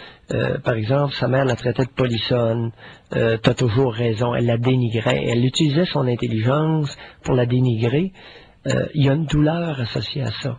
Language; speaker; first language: French; native; French